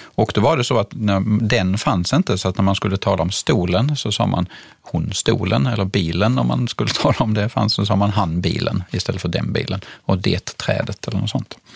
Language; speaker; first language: Swedish; native; Swedish